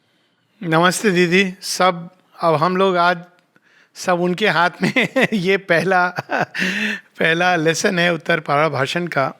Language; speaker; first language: Hindi; native; Hindi